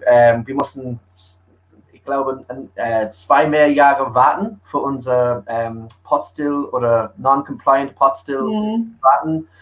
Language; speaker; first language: German; early bilingual, heritage; English